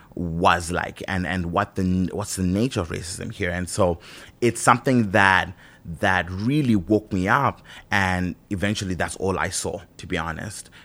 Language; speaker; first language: English; non-native, local second language; Shona